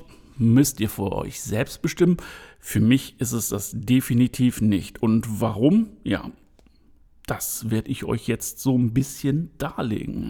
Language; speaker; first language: German; native; German